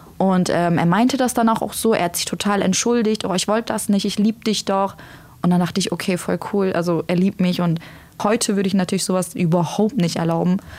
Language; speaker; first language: German; early bilingual, other home language; Turkish